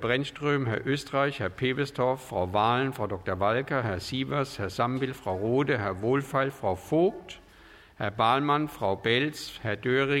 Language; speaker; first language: German; native; German